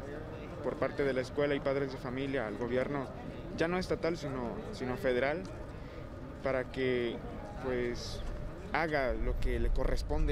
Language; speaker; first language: Spanish; native; Spanish